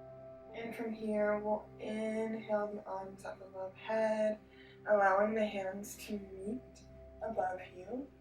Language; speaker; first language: English; native; English